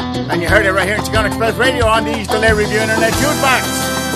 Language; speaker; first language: English; early bilingual, other home language; Spanish